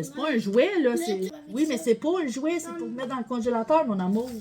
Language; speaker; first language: French; native; French